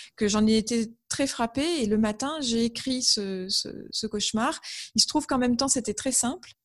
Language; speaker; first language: French; native; French